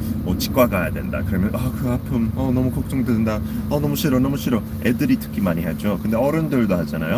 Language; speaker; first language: Korean; non-native, fluent; English